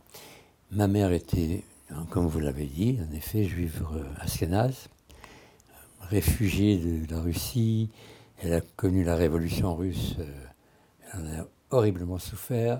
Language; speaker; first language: French; early bilingual, other home language; Russian